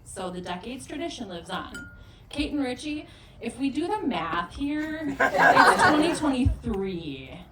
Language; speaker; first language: English; native; English